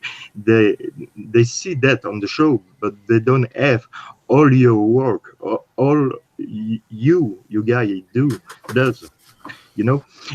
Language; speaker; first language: English; non-native, learner; French